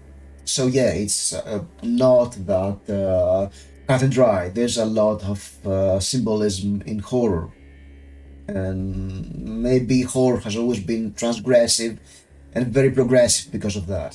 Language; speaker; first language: English; non-native, fluent; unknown